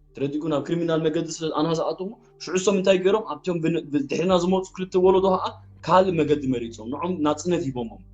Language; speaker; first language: Tigrinya; early bilingual, heritage; Tigrinya